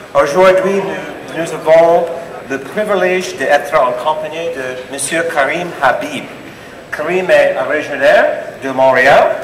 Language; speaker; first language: French; non-native, fluent; English